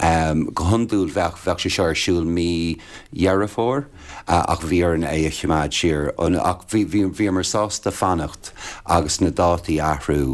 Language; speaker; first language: Irish; native; Irish